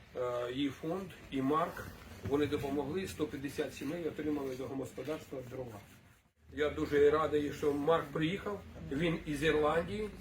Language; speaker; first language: Ukrainian; native; Ukrainian